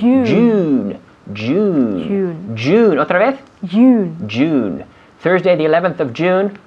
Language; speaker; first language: English; non-native, fluent; Spanish